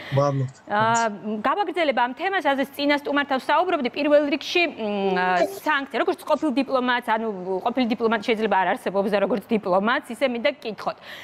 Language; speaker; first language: Georgian; native; Georgian